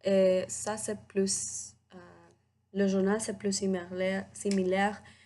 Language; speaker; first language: French; non-native, learner; English